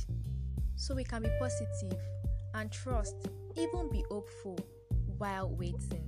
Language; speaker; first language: English; non-native, local second language; Yoruba